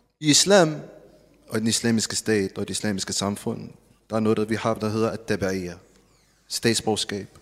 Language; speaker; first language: Danish; non-native, fluent; Arabic